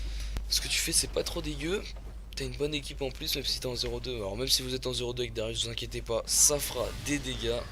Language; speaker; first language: French; native; French